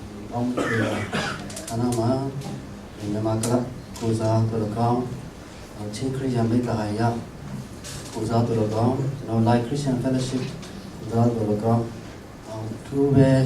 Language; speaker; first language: Burmese; non-native, local second language; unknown